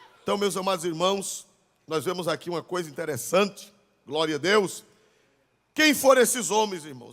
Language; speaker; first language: Portuguese; native; Portuguese